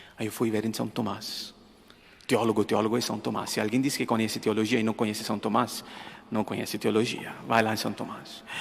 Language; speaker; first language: Portuguese; non-native, fluent; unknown